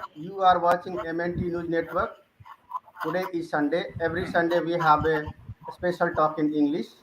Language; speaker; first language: English; non-native, local second language; Hindi